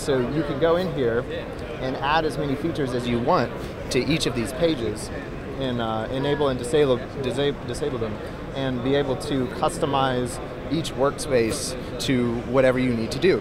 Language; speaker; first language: English; native; English